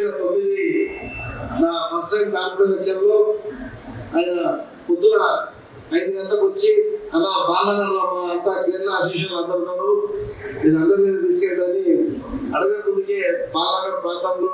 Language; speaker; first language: Telugu; native; Telugu